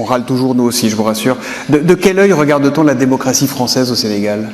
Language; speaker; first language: French; native; French